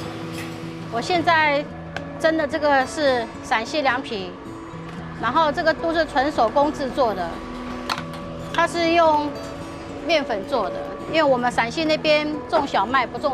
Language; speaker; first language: Chinese; native; Chinese